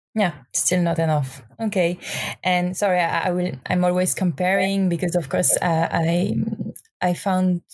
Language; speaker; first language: English; non-native, fluent; French